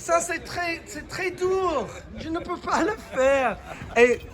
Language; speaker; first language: French; non-native, learner; English